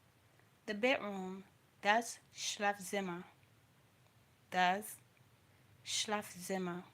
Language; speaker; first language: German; non-native, learner; English